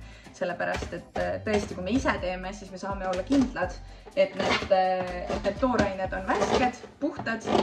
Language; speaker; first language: Estonian; native; Estonian